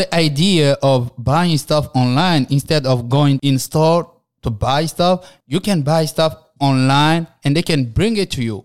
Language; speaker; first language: English; non-native, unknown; French